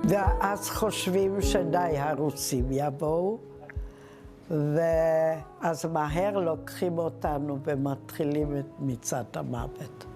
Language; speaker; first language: Hebrew; non-native, fluent; Czech